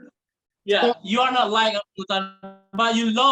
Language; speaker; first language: English; non-native, local second language; Indonesian